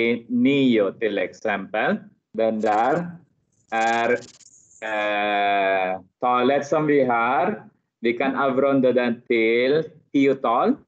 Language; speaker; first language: Swedish; non-native, fluent; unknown